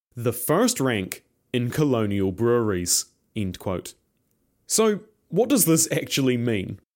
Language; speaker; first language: English; native; English